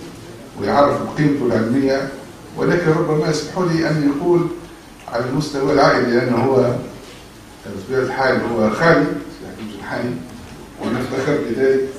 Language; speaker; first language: Arabic; native; Arabic